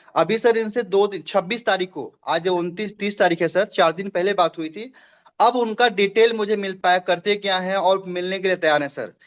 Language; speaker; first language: Hindi; native; Hindi